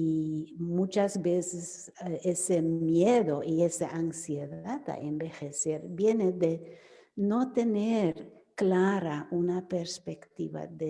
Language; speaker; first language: Spanish; non-native, fluent; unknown